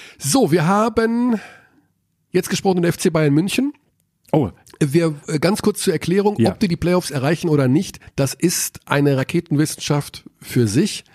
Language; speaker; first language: German; native; German